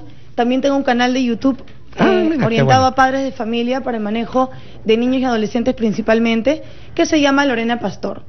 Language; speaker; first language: Spanish; native; Spanish